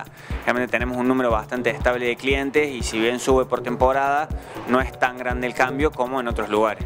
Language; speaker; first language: Spanish; native; Spanish